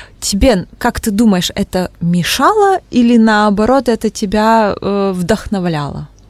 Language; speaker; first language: Russian; native; Russian